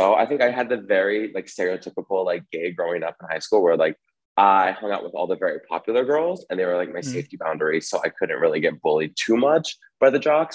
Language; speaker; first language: English; native; English